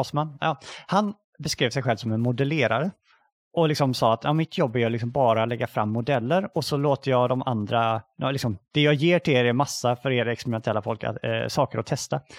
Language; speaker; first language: Swedish; native; Swedish